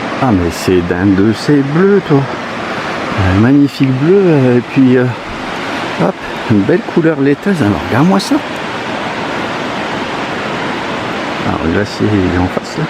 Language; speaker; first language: French; native; French